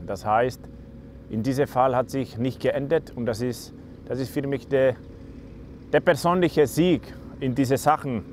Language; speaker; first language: German; non-native, learner; Slovak